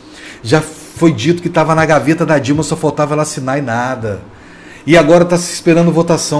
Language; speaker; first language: Portuguese; native; Portuguese